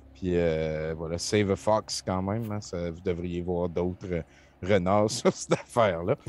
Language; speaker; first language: French; native; French